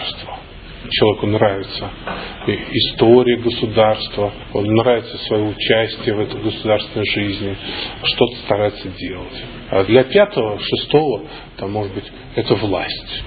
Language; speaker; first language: Russian; native; Russian